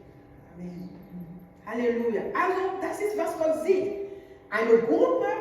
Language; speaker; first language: German; non-native, learner; French